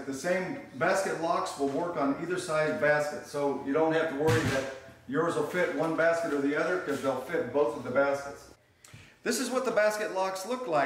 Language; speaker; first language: English; native; English